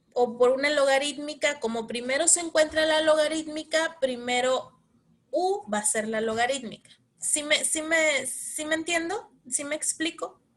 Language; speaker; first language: Spanish; native; Spanish